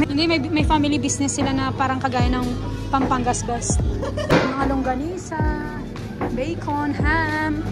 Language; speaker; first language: Filipino; native; Filipino